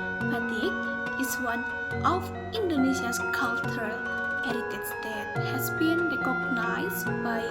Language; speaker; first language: English; non-native, fluent; Indonesian